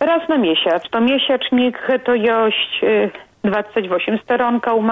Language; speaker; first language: Polish; non-native, local second language; Belarusian